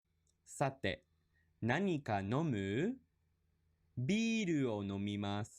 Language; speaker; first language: Japanese; non-native, fluent; English